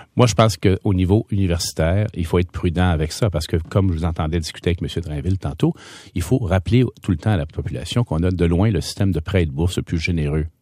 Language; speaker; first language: French; native; French